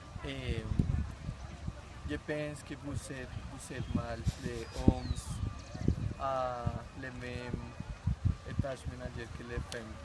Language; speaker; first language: French; non-native, learner; Spanish